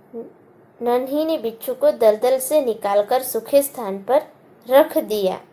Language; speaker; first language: Hindi; non-native, local second language; Gujarati